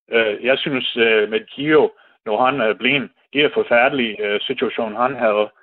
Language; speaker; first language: Danish; non-native, fluent; English